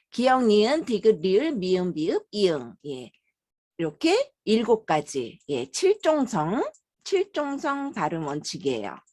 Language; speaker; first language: Korean; native; Korean